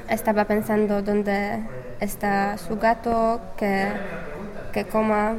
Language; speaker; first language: Spanish; non-native, learner; English